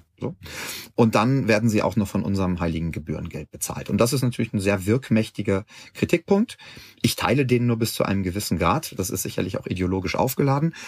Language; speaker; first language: German; native; German